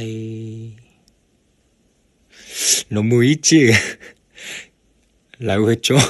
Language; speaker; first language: Korean; non-native, fluent; Chinese